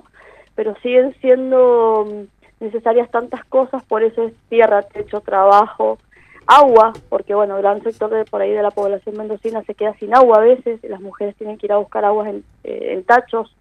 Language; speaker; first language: Spanish; native; Spanish